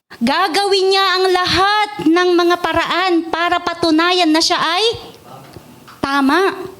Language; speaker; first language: Filipino; non-native, local second language; Iloko